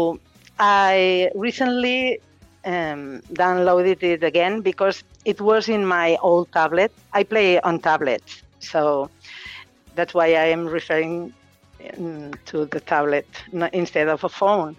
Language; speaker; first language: English; non-native, fluent; Catalan